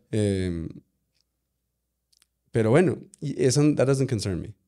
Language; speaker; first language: English; early bilingual, other home language; Spanish